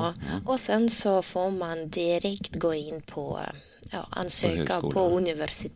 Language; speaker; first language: Swedish; non-native, learner; Russian